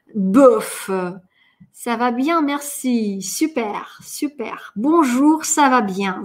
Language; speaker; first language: French; non-native, fluent; Russian